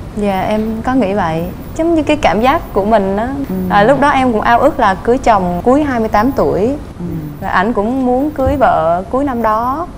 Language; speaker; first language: Vietnamese; native; Vietnamese